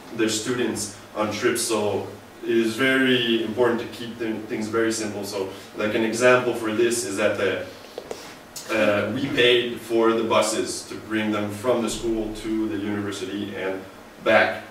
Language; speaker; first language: English; native; English